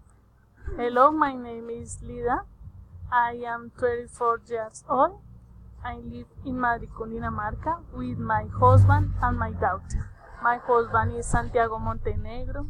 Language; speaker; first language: English; non-native, learner; Spanish